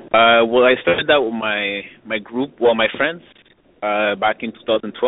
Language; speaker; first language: English; native; English